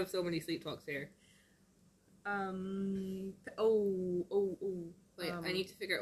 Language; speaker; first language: English; native; English